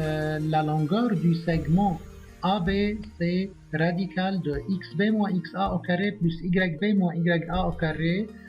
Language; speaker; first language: French; non-native, local second language; Arabic